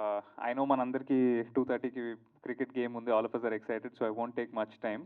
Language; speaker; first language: Telugu; native; Telugu